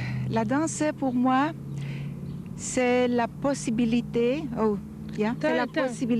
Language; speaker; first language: French; non-native, fluent; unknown